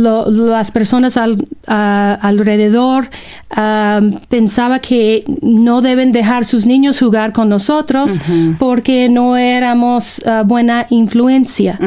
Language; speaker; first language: Spanish; non-native, fluent; English